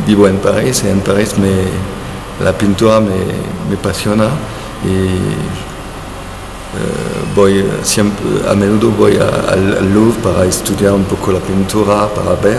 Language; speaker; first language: Spanish; non-native, learner; French